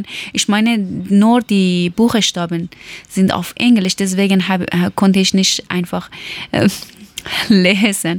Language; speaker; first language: German; non-native, learner; Persian